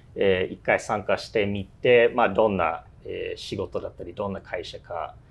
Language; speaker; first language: Japanese; non-native, fluent; English